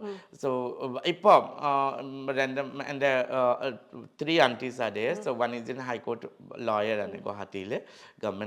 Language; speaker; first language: Malayalam; non-native, fluent; Assamese